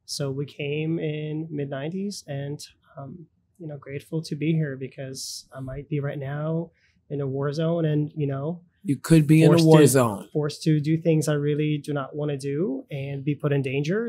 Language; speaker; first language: English; early bilingual, other home language; Russian